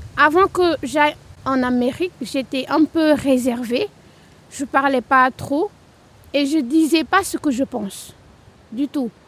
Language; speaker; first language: French; non-native, local second language; Wolof